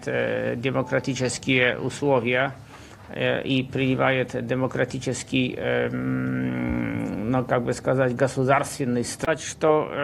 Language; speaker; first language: Russian; non-native, fluent; Polish